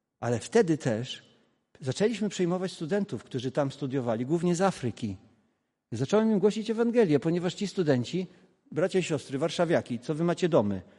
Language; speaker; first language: Polish; non-native, local second language; Kashubian